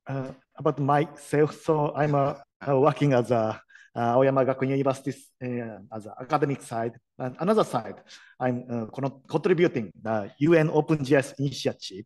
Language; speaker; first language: English; non-native, learner; Japanese